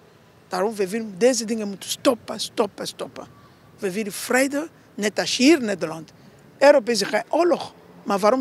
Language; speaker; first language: Dutch; non-native, learner; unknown